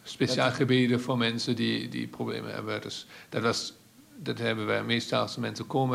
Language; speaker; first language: Dutch; non-native, fluent; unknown